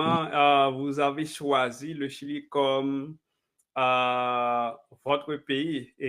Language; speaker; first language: French; non-native, local second language; Haitian Creole